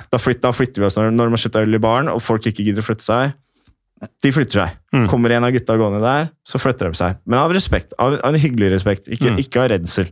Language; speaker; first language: Norwegian; native; Norwegian